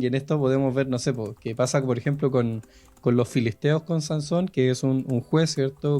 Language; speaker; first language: Spanish; native; Spanish